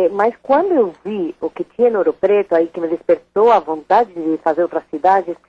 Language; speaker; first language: Portuguese; non-native, fluent; Spanish